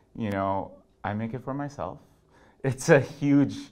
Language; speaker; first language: English; non-native, local second language; Urdu